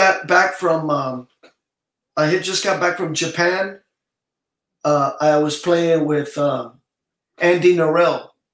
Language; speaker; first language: English; early bilingual, other home language; Spanish